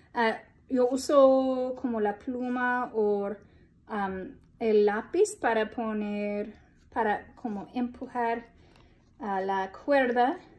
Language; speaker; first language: Spanish; non-native, fluent; English